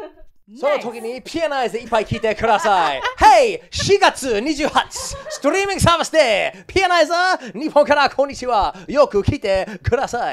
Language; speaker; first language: Japanese; non-native, learner; English